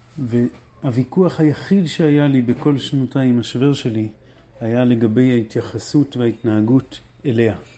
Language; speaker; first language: Hebrew; native; Hebrew